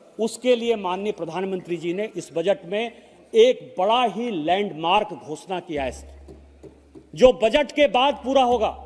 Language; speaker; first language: Hindi; native; Hindi